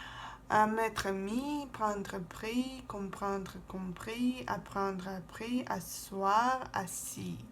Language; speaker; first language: French; non-native, fluent; Russian